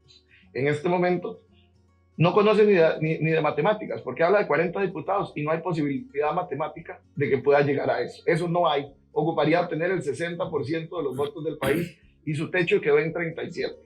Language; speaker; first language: Spanish; native; Spanish